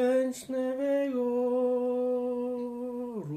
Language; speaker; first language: Polish; non-native, learner; French